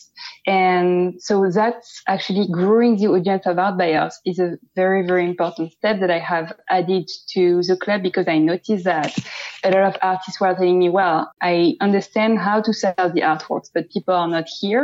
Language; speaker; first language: English; non-native, fluent; French